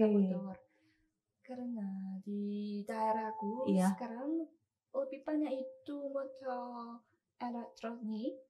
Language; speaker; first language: Indonesian; non-native, learner; Chinese